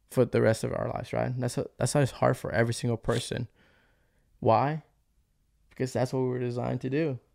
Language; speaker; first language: English; early bilingual, other home language; Spanish